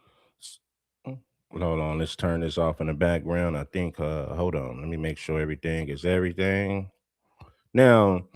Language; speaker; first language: English; native; English